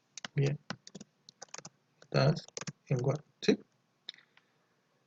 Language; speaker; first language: Spanish; native; Spanish